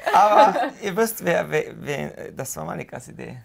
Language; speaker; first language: German; non-native, fluent; Hungarian